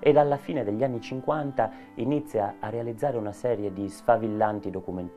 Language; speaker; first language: Italian; native; Italian